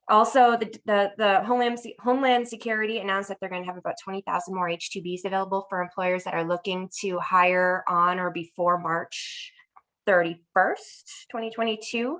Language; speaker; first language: English; native; English